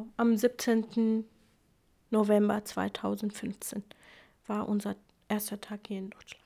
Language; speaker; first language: German; non-native, fluent; Kurdish